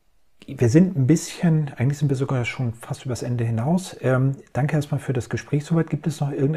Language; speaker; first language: German; native; German